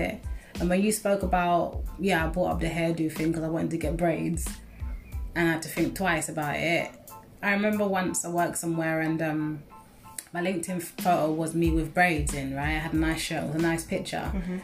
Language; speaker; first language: English; native; English